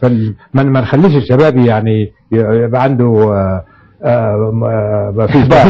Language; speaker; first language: Arabic; native; Arabic